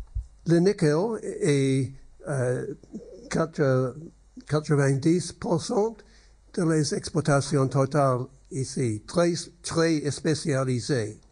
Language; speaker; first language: French; non-native, learner; English